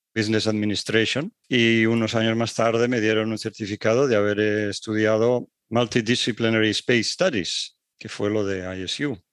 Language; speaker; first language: Spanish; native; Spanish